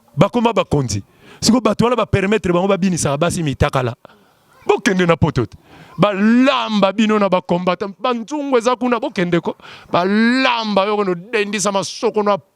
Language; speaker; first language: Lingala; non-native, local second language; Kongo